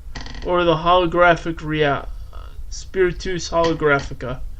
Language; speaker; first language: English; native; English